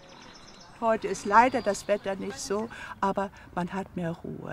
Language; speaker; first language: German; native; German